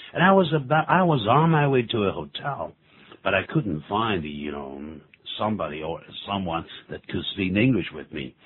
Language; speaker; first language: English; non-native, fluent; Chinese